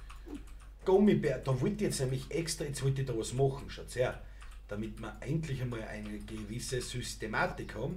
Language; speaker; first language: German; native; German